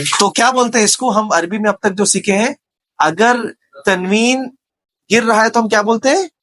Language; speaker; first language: Urdu; native; Urdu